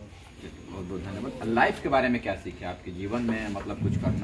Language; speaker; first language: Hindi; native; Hindi